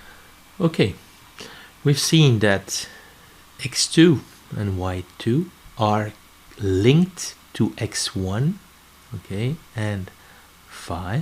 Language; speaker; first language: English; non-native, fluent; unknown